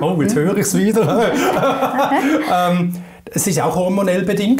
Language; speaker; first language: German; native; German